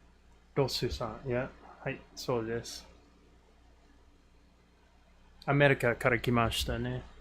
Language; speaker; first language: Japanese; non-native, learner; English